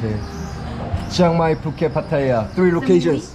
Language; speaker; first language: English; non-native, learner; Korean